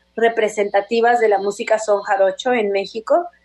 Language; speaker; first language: Spanish; native; Spanish